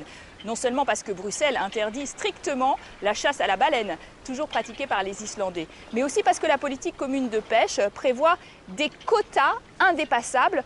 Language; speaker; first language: French; native; French